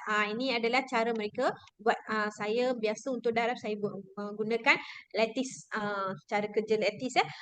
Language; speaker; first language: Malay; non-native, local second language; Tamil